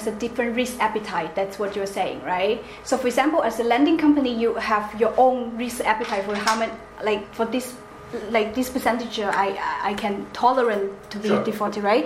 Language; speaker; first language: English; non-native, fluent; Chinese